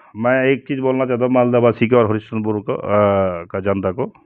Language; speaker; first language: Hindi; non-native, local second language; Bangla